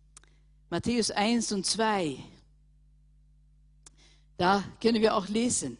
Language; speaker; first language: German; non-native, fluent; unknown